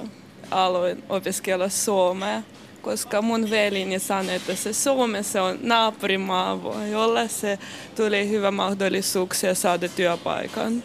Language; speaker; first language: Finnish; non-native, learner; Russian